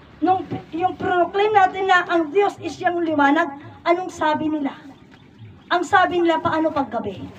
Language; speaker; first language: Filipino; non-native, local second language; Iloko